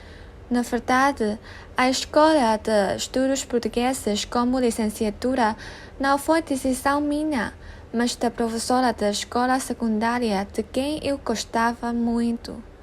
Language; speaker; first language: Portuguese; non-native, learner; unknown